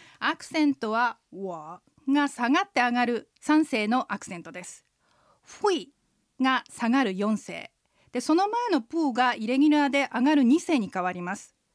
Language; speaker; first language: Japanese; native; Japanese